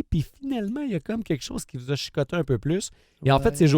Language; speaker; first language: French; native; French